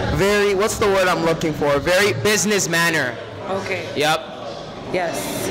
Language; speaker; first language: English; native; English